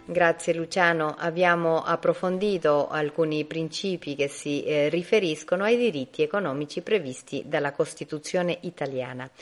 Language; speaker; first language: Italian; non-native, fluent; Spanish